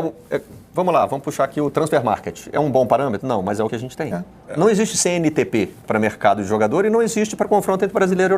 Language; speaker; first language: Portuguese; native; Portuguese